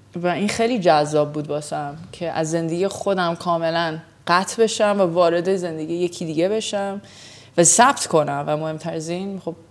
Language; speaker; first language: Persian; early bilingual, heritage; Persian